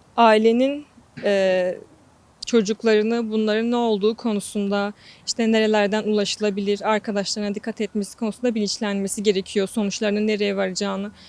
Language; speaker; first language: Turkish; non-native, local second language; Kurdish